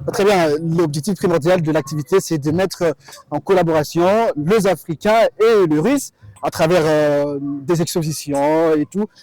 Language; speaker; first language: French; non-native, local second language; Lingala